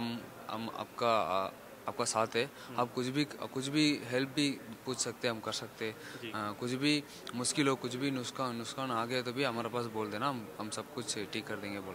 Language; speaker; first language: Hindi; non-native, local second language; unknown